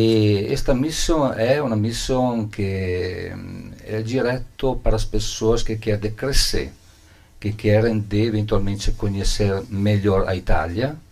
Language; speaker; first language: Italian; non-native, learner; Portuguese